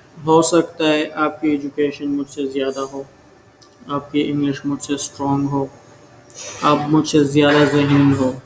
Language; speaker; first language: Urdu; non-native, local second language; Pashto